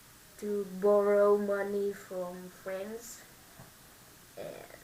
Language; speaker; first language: English; non-native, learner; Vietnamese